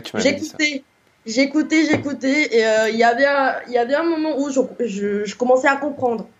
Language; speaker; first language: French; non-native, fluent; Korean